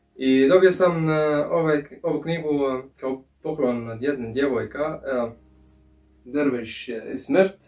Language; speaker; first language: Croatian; early bilingual, heritage; English